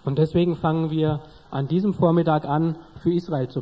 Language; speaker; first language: German; native; German